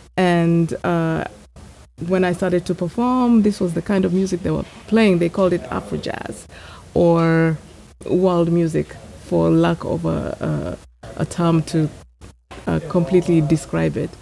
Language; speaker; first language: English; non-native, local second language; Gusii